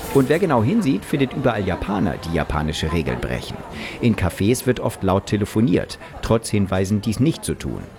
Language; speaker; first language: German; native; German